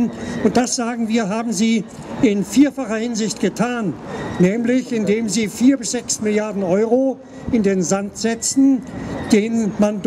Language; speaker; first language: German; native; German